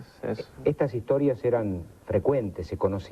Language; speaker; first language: Spanish; native; Spanish